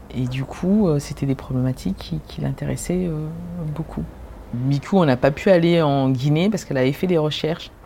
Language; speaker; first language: French; early bilingual, other home language; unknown